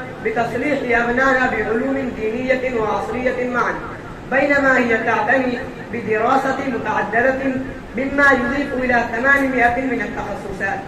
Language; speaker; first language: Arabic; non-native, learner; Urdu